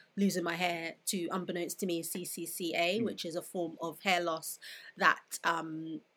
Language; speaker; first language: English; native; English